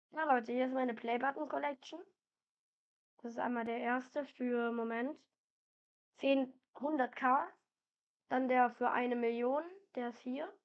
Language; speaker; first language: German; native; German